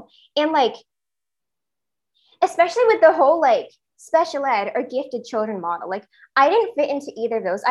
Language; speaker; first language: English; native; English